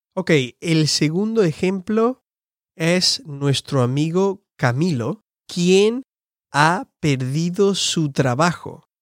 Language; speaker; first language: Spanish; non-native, fluent; English